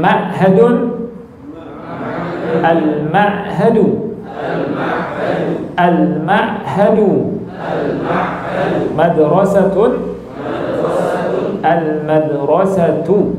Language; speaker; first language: Arabic; non-native, fluent; Indonesian